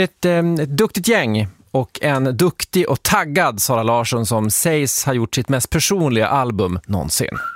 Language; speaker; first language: Swedish; native; Swedish